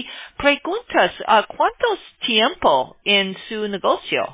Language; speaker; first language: Spanish; non-native, learner; English